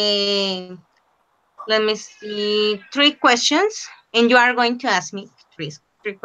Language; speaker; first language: English; non-native, fluent; Spanish